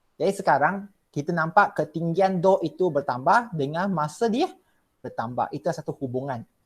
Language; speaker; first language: Malay; non-native, local second language; Chinese